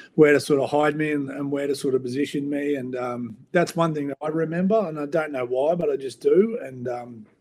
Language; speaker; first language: English; native; English